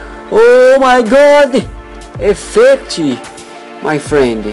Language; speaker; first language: English; non-native, learner; Portuguese